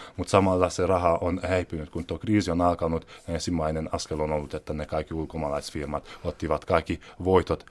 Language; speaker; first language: Finnish; non-native, fluent; Hungarian